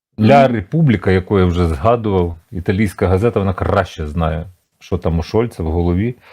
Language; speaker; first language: Ukrainian; native; Ukrainian